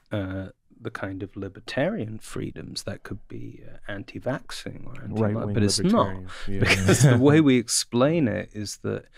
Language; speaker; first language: English; native; English